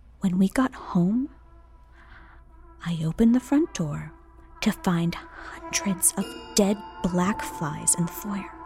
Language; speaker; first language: English; native; English